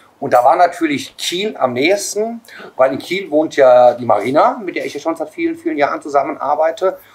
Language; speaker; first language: German; native; German